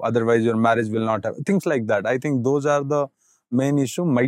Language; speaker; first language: English; non-native, local second language; Bhojpuri